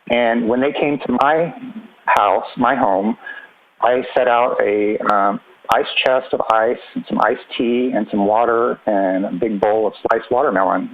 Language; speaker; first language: English; native; English